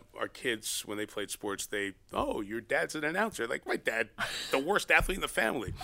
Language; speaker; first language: English; native; English